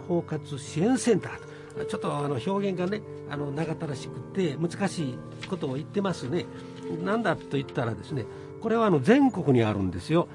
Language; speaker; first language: Japanese; native; Japanese